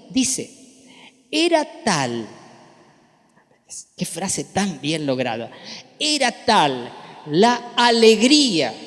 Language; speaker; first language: Spanish; native; Spanish